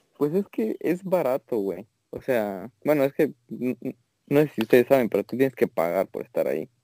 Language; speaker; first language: Spanish; native; Spanish